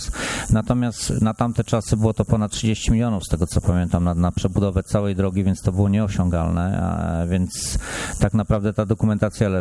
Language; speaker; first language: Polish; native; Polish